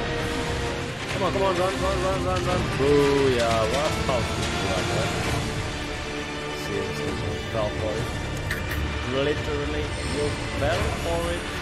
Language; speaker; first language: English; non-native, fluent; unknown